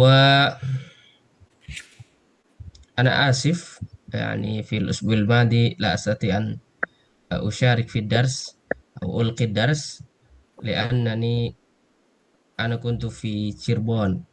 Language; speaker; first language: Arabic; non-native, fluent; Indonesian